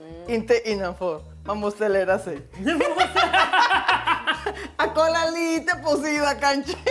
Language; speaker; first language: Swedish; non-native, learner; Spanish